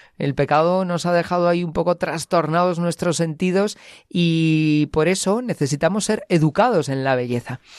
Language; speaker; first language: Spanish; native; Spanish